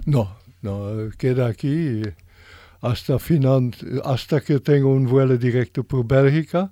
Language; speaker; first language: Spanish; non-native, fluent; French